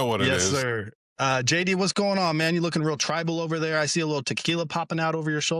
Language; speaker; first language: English; native; English